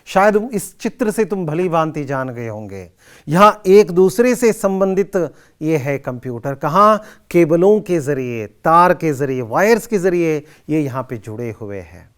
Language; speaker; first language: Hindi; non-native, local second language; Kannada